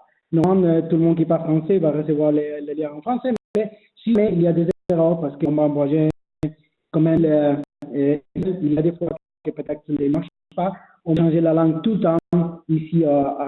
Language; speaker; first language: French; non-native, learner; Spanish